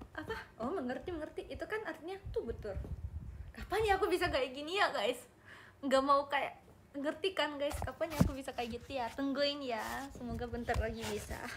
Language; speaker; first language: Indonesian; non-native, learner; Japanese